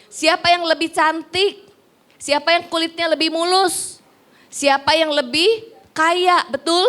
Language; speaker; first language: Indonesian; native; Indonesian